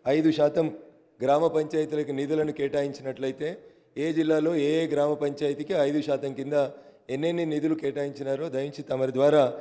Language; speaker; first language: Telugu; native; Telugu